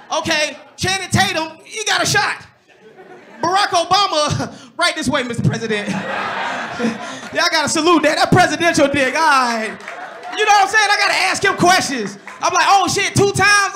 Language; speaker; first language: English; native; English